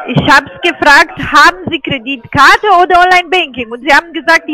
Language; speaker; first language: German; non-native, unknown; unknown